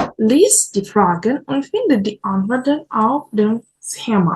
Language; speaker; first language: German; non-native, learner; Ukrainian